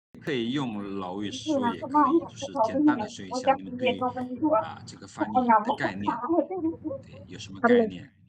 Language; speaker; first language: Chinese; non-native, fluent; Lao